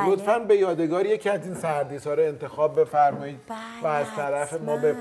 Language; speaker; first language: Persian; native; Persian